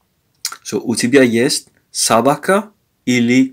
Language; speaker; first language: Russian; non-native, learner; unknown